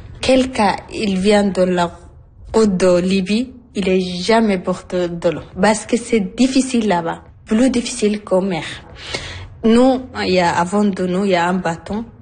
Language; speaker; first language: French; non-native, learner; Arabic